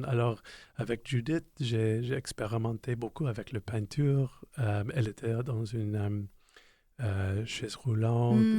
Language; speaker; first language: French; non-native, local second language; English